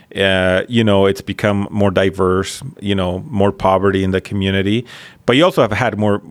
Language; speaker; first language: English; early bilingual, other home language; Spanish